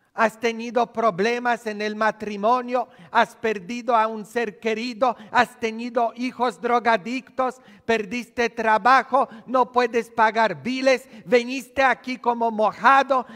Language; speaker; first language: Spanish; non-native, fluent; Polish